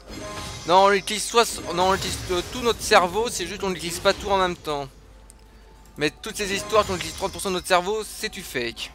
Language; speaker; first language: French; native; French